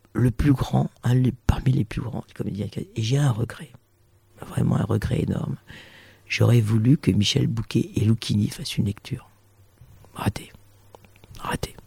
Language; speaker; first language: French; native; French